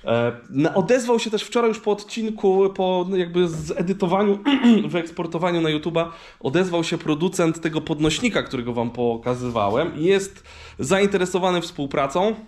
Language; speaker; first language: Polish; native; Polish